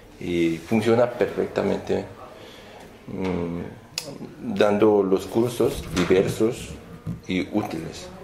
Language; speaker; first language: Spanish; non-native, fluent; Korean